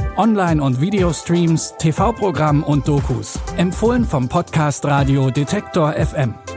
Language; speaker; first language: German; native; German